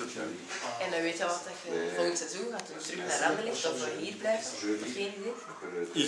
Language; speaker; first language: Dutch; native; Dutch